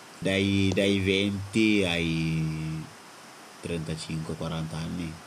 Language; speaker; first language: Italian; non-native, fluent; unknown